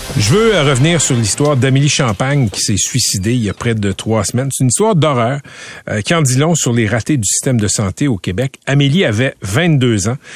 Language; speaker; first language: French; native; French